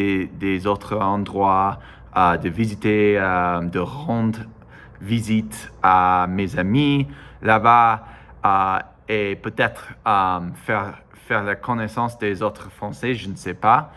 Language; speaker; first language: French; non-native, learner; English